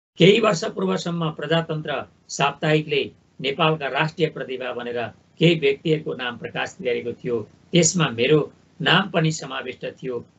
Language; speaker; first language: Nepali; native; Nepali